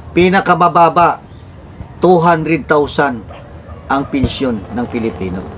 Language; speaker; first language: Filipino; non-native, local second language; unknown